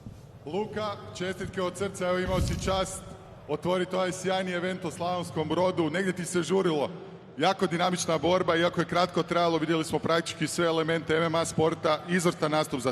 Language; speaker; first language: Croatian; native; Croatian